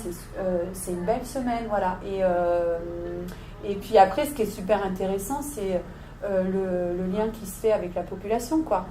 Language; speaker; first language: French; native; French